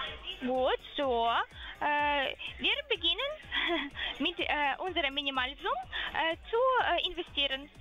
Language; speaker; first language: German; non-native, learner; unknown